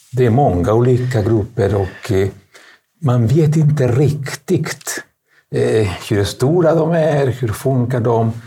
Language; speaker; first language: Swedish; non-native, fluent; Spanish